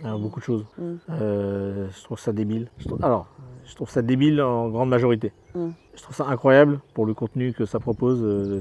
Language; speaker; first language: French; native; French